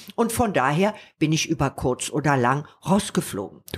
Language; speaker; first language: German; native; German